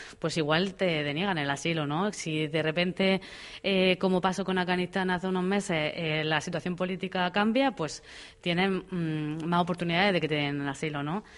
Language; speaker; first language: Spanish; native; Spanish